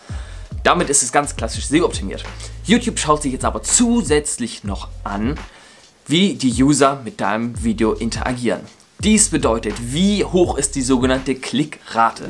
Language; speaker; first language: German; native; German